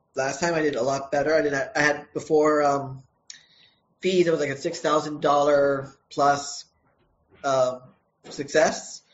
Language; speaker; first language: English; native; English